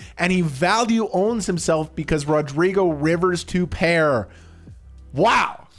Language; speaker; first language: English; native; English